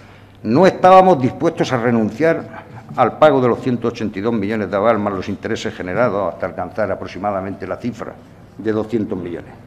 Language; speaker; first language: Spanish; native; Spanish